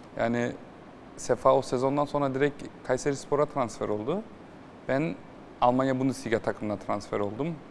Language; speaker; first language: Turkish; early bilingual, heritage; Turkish